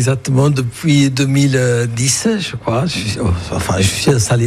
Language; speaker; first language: French; non-native, fluent; Italian